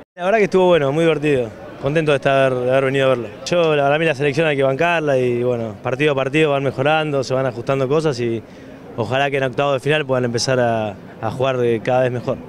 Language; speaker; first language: Spanish; native; Spanish